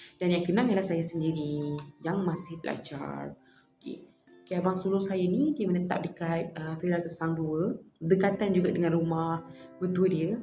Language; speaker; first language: Malay; native; Malay